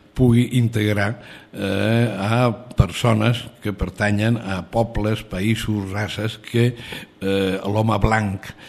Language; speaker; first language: Catalan; non-native, local second language; Spanish